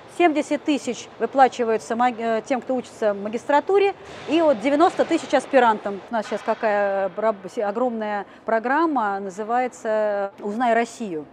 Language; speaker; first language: Russian; native; Russian